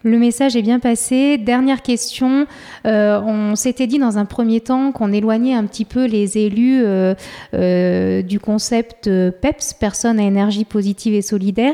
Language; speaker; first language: French; native; French